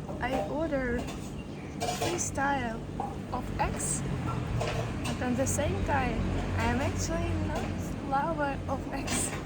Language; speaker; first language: English; non-native, learner; Russian